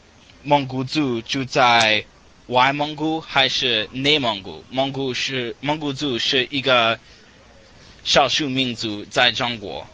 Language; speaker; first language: Chinese; non-native, learner; English